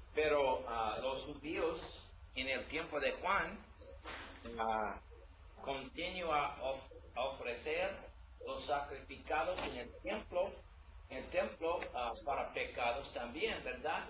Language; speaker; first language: Spanish; non-native, learner; English